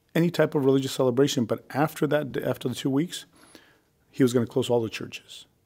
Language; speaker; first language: English; early bilingual, other home language; Spanish